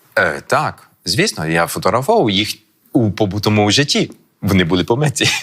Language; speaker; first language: Ukrainian; early bilingual, heritage; French